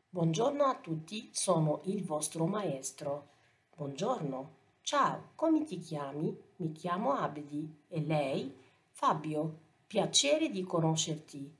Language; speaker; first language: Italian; non-native, fluent; Arabic